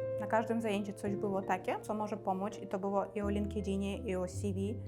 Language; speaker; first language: Polish; non-native, fluent; Ukrainian